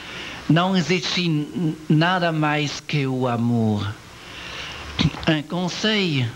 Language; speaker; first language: Portuguese; non-native, learner; French